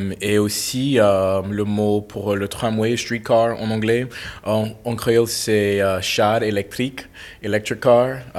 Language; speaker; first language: French; non-native, fluent; English